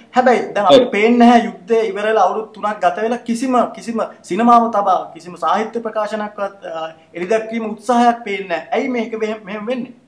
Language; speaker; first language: Sinhala; native; Sinhala